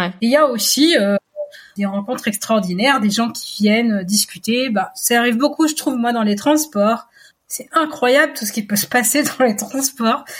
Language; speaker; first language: French; native; French